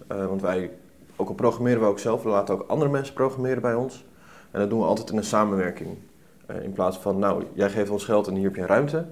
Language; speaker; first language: Dutch; native; Dutch